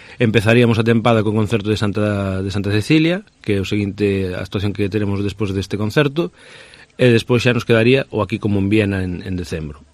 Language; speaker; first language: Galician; non-native, local second language; Spanish